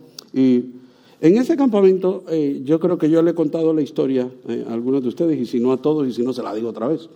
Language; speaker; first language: Spanish; native; Spanish